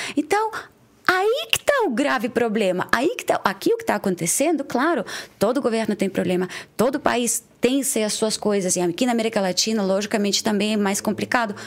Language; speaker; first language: Portuguese; non-native, fluent; Russian